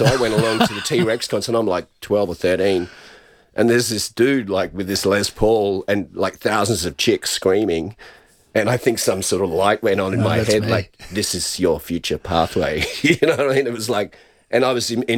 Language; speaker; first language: English; native; English